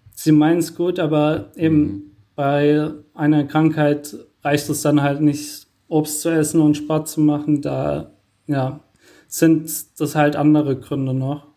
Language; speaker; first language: German; native; German